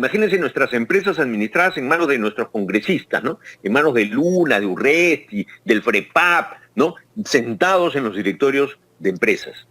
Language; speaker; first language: Spanish; native; Spanish